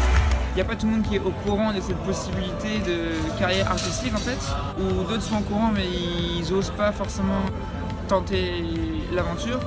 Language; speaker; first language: French; native; French